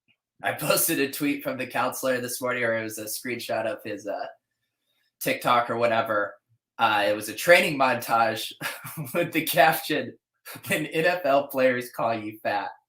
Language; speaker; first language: English; native; English